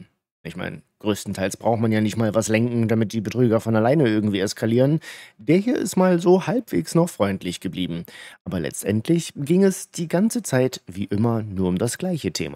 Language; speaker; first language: German; native; German